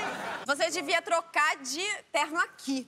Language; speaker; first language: Portuguese; native; Portuguese